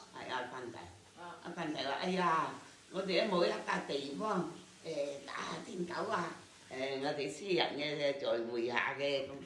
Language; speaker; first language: Cantonese; native; Cantonese